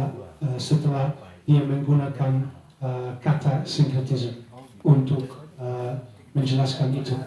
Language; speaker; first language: Indonesian; non-native, learner; Dutch